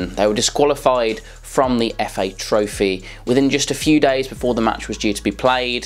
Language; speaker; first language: English; native; English